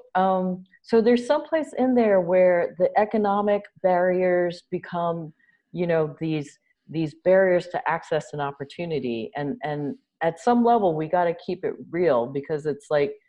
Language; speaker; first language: English; native; English